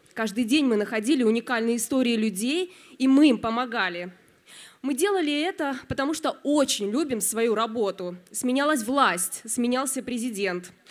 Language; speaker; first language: Russian; native; Russian